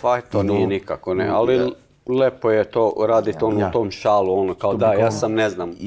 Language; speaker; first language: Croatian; non-native, learner; Albanian